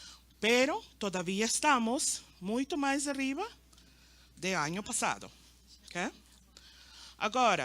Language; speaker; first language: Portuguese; non-native, learner; Spanish